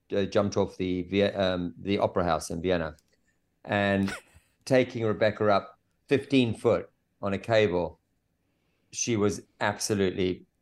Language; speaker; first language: English; native; English